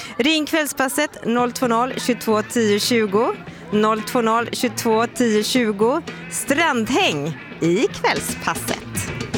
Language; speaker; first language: Swedish; native; Swedish